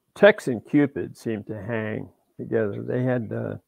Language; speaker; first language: English; native; English